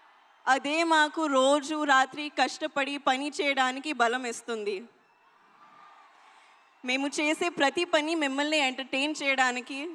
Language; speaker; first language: Telugu; non-native, learner; Hindi